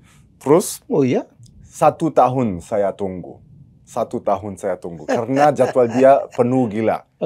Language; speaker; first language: Indonesian; early bilingual, heritage; German